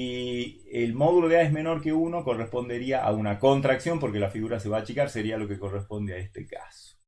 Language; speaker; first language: Spanish; native; Spanish